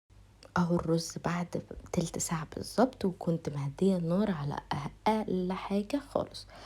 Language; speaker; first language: Arabic; native; Arabic